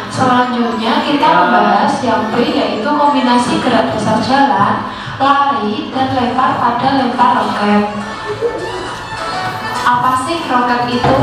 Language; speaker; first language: Indonesian; native; Indonesian